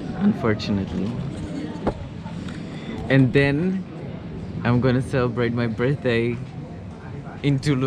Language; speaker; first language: English; non-native, fluent; Slovak